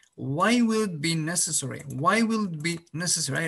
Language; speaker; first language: English; non-native, fluent; Azerbaijani